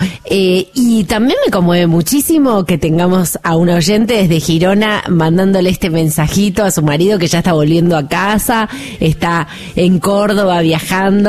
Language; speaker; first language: Spanish; native; Spanish